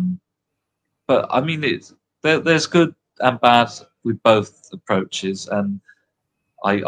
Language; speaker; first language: English; native; English